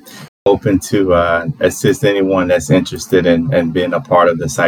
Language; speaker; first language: English; native; English